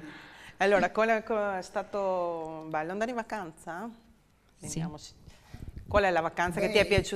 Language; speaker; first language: Italian; native; Italian